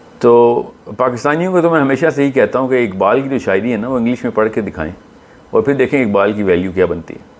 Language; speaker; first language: Urdu; native; Urdu